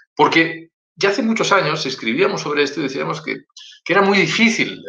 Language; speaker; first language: Spanish; native; Spanish